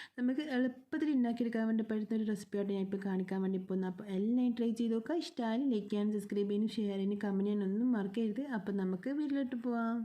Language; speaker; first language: Malayalam; native; Malayalam